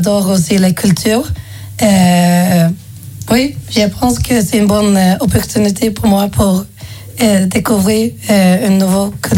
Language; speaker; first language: French; non-native, learner; Swedish